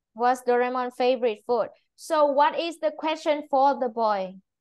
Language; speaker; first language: English; non-native, fluent; Vietnamese